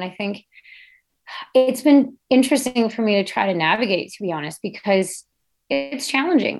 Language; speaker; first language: English; native; English